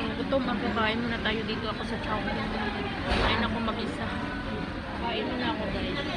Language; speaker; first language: Filipino; non-native, local second language; Cebuano